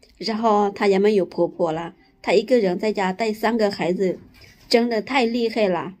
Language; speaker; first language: Chinese; non-native, fluent; Lao